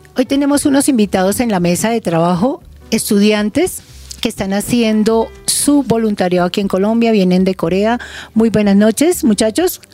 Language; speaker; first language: Spanish; native; Spanish